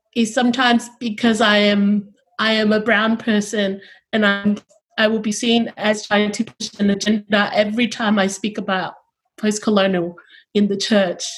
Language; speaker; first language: English; early bilingual, other home language; Tongan